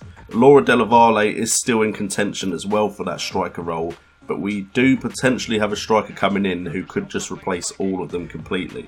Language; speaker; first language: English; native; English